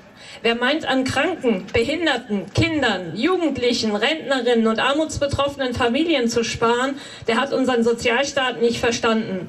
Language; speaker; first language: German; native; German